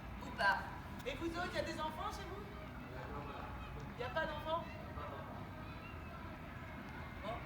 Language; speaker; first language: French; native; French